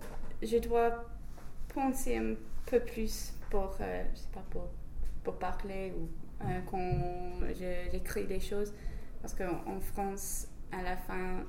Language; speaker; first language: French; non-native, fluent; English